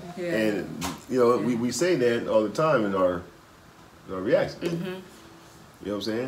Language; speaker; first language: English; native; English